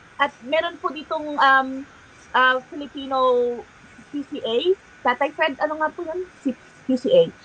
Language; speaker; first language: Filipino; native; Filipino